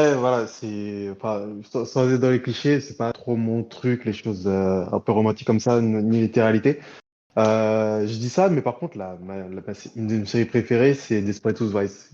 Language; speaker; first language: French; native; French